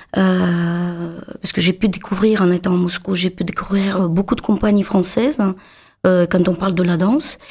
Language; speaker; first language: French; non-native, fluent; Russian